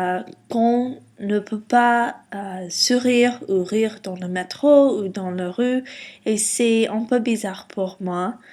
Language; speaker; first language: French; non-native, learner; English